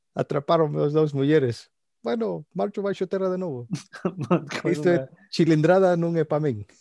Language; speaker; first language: Galician; native; Galician